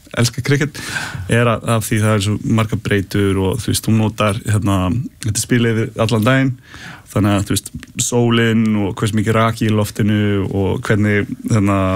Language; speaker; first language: Icelandic; early bilingual, heritage; Icelandic